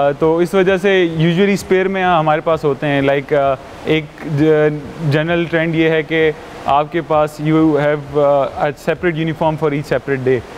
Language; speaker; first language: Urdu; native; Urdu